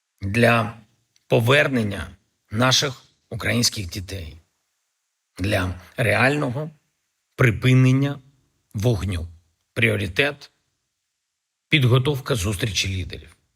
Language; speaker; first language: Ukrainian; native; Ukrainian